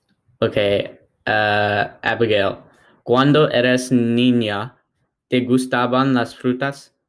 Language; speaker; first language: Spanish; non-native, learner; English